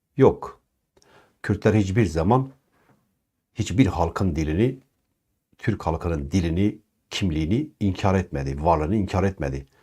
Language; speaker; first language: Turkish; non-native, local second language; Kurdish